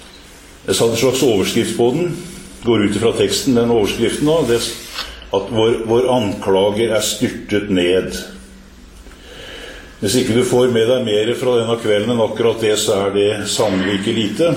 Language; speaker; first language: Norwegian; native; Norwegian